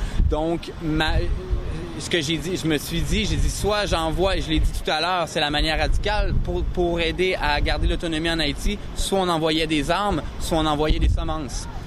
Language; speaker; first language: French; native; French